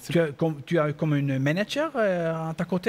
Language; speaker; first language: French; non-native, learner; German